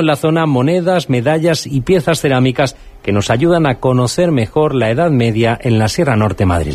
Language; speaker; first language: Spanish; native; Spanish